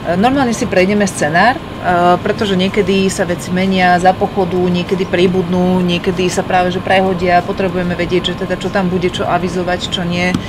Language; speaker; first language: Slovak; native; Slovak